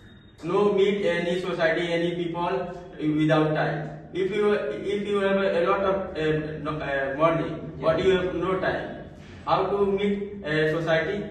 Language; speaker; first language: English; non-native, learner; Hindi